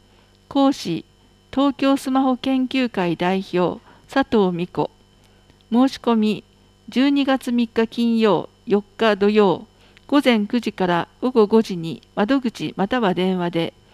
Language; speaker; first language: Japanese; native; Japanese